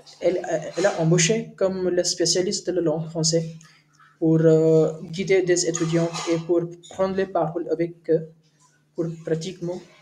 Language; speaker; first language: French; non-native, learner; Hindi